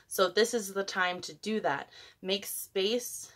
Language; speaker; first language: English; native; English